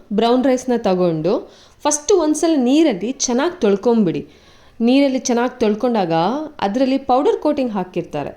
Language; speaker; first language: Kannada; non-native, local second language; Tulu